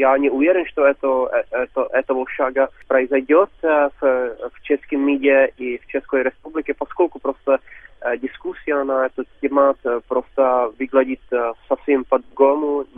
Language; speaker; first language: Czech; non-native, learner; Russian